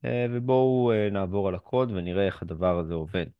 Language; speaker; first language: Hebrew; native; Hebrew